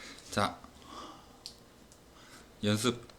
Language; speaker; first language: Korean; native; Korean